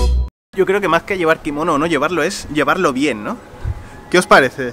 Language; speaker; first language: Spanish; native; Spanish